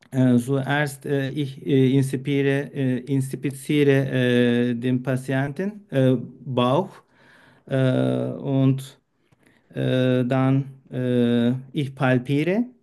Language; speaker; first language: German; non-native, learner; Turkish